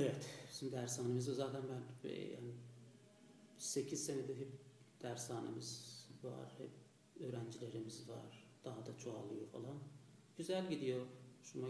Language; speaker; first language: Turkish; non-native, fluent; Azerbaijani